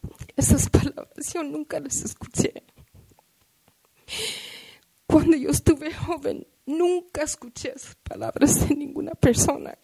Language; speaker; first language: Spanish; early bilingual, heritage; Spanish